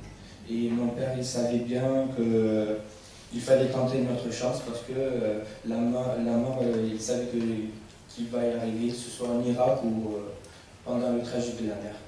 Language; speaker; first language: French; non-native, fluent; Arabic